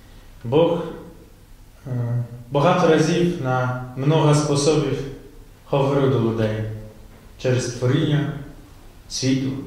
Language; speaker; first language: Ukrainian; non-native, fluent; Polish